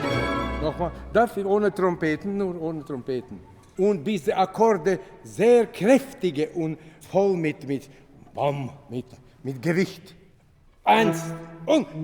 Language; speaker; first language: German; non-native, fluent; Latvian